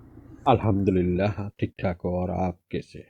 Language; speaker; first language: Hindi; non-native, local second language; Bangla